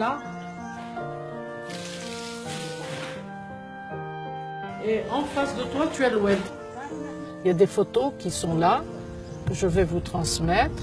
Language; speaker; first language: French; native; French